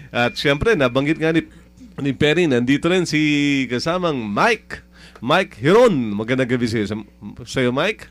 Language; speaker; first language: Filipino; native; Filipino